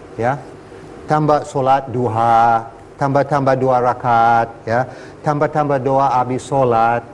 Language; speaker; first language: Indonesian; non-native, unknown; English